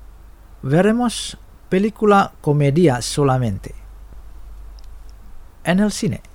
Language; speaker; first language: Spanish; non-native, fluent; Indonesian